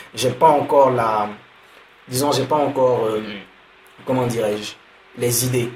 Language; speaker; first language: French; non-native, local second language; Dyula